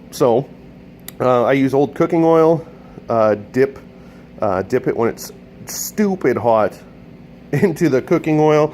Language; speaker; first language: English; native; English